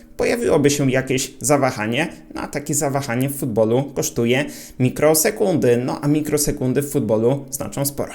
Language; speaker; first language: Polish; native; Polish